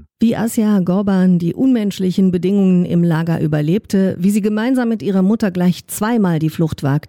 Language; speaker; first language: German; native; German